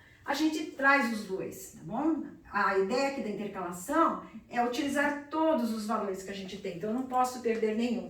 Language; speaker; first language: Portuguese; native; Portuguese